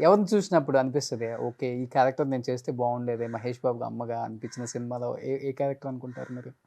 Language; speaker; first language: Telugu; native; Telugu